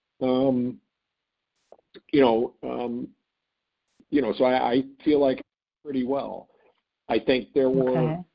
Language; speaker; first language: English; native; English